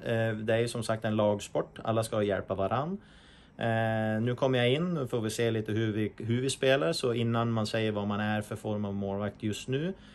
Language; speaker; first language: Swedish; native; Swedish